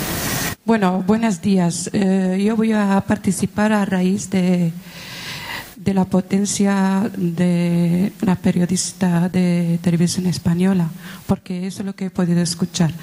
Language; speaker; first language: Spanish; non-native, fluent; Arabic